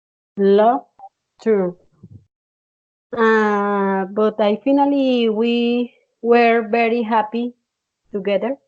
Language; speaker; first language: English; non-native, learner; Spanish